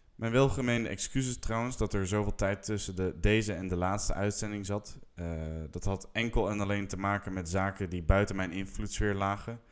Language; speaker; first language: English; non-native, fluent; Dutch